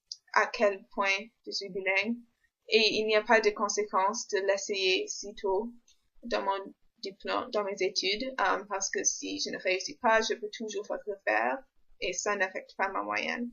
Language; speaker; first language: French; non-native, local second language; English